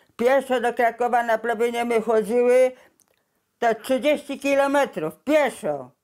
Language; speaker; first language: Polish; native; Polish